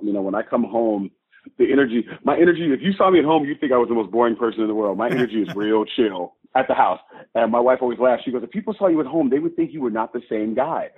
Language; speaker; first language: English; native; English